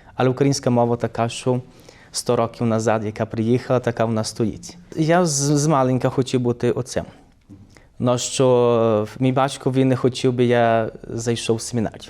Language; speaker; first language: Ukrainian; early bilingual, heritage; Ukrainian